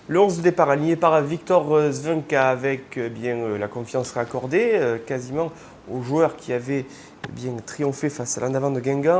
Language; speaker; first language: French; native; French